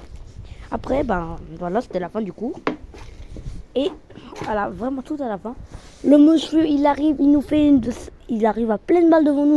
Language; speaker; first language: French; native; French